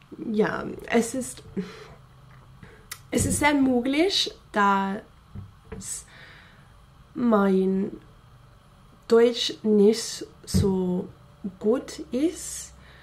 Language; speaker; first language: German; non-native, fluent; English